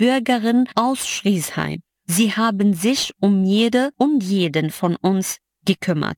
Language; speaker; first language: German; non-native, fluent; Arabic